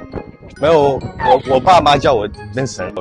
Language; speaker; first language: Chinese; early bilingual, heritage; Chinese